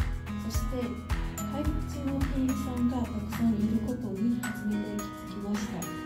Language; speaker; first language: Japanese; non-native, learner; Chinese